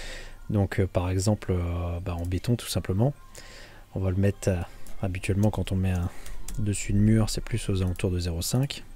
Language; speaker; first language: French; native; French